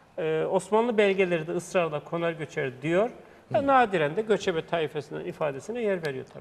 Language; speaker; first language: Turkish; native; Turkish